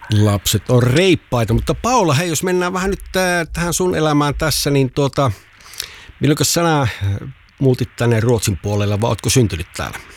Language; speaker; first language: Finnish; native; Finnish